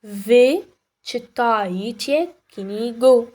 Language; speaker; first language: Russian; non-native, fluent; Arabic